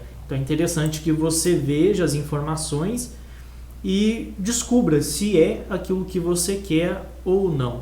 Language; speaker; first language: Portuguese; native; Portuguese